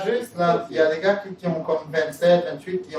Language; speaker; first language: French; native; French